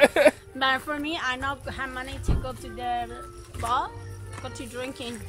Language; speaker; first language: English; non-native, learner; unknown